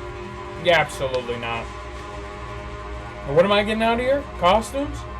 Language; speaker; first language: English; native; English